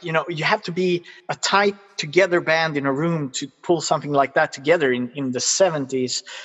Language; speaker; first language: English; non-native, fluent; Swedish